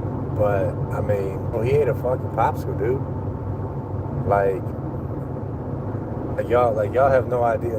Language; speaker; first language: English; native; English